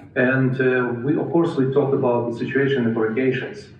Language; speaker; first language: English; non-native, fluent; Ukrainian